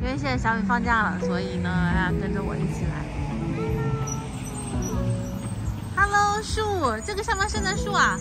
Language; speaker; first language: Chinese; native; Chinese